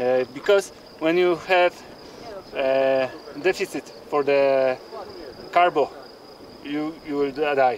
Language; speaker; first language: English; non-native, learner; Polish